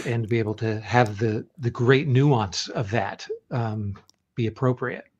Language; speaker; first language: English; native; English